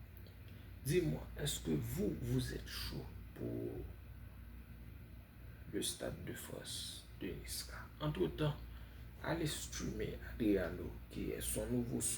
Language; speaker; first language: French; non-native, fluent; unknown